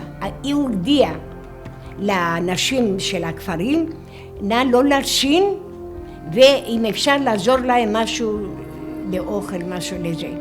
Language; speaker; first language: Hebrew; non-native, fluent; Greek